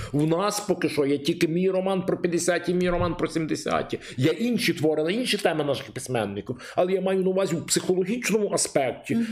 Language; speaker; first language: Ukrainian; native; Ukrainian